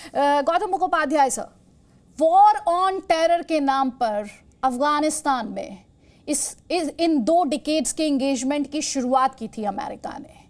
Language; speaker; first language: Hindi; native; Hindi